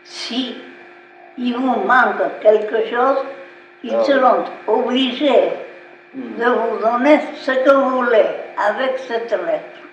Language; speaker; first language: French; non-native, local second language; Basque